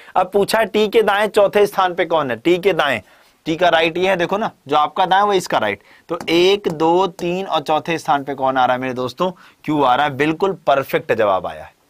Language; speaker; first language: Hindi; native; Hindi